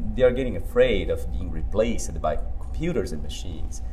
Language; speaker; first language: English; non-native, fluent; Portuguese